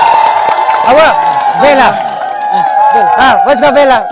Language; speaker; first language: Portuguese; non-native, learner; Vietnamese